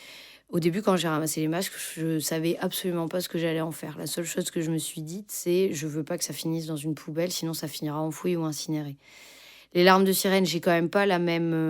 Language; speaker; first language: French; native; French